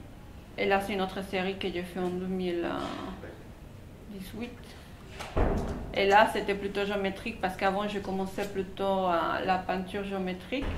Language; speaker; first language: French; non-native, fluent; Spanish